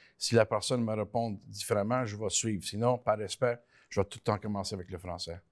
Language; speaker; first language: French; early bilingual, other home language; Italian